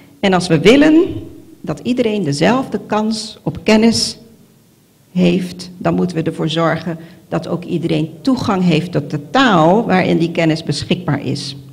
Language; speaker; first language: Dutch; non-native, local second language; Papiamento